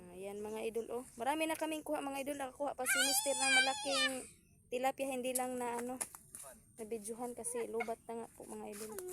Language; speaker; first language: Filipino; non-native, local second language; Cebuano